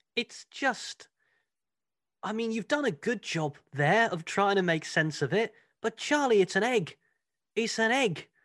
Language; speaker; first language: English; native; English